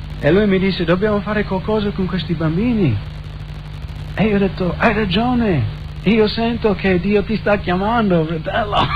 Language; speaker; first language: Italian; non-native, fluent; English